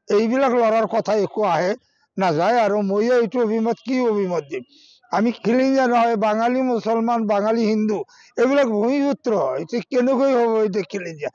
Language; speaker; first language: Assamese; non-native, local second language; Bangla